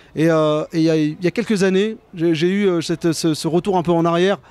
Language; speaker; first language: French; native; French